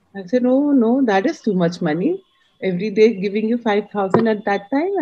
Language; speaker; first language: English; non-native, local second language; Hindi